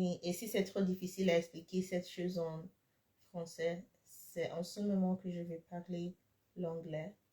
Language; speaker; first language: French; non-native, fluent; English